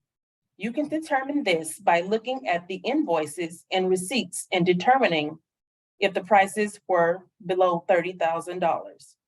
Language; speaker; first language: English; native; English